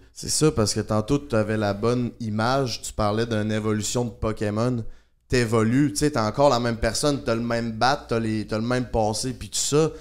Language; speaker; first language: French; native; French